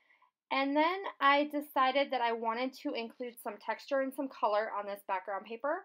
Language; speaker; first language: English; native; English